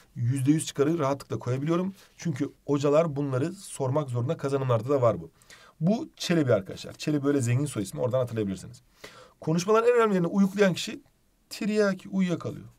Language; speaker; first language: Turkish; native; Turkish